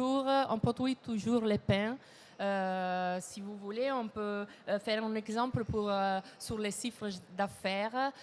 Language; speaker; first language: French; non-native, fluent; Italian